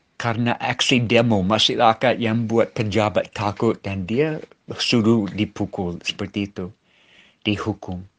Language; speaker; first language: Malay; non-native, fluent; English